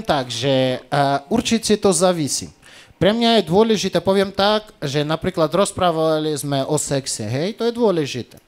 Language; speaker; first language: Slovak; non-native, fluent; Russian